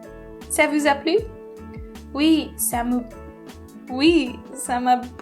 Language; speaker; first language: French; non-native, learner; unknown